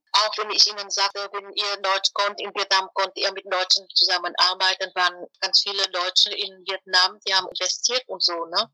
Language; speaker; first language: German; non-native, fluent; Vietnamese